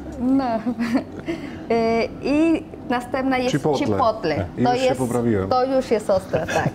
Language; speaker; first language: Polish; non-native, learner; Spanish